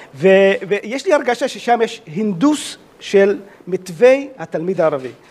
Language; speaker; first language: Hebrew; non-native, local second language; Arabic